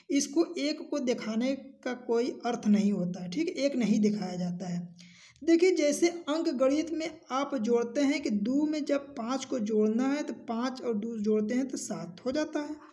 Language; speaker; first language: Hindi; native; Hindi